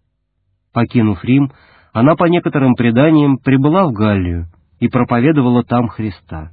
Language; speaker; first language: Russian; native; Russian